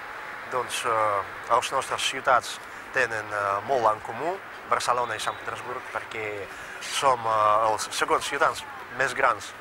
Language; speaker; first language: Catalan; non-native, fluent; Russian